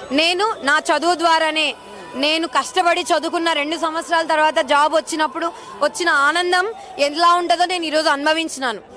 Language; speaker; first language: Telugu; native; Telugu